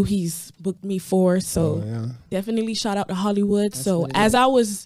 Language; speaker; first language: English; native; English